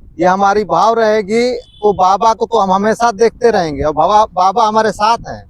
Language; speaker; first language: Hindi; native; Hindi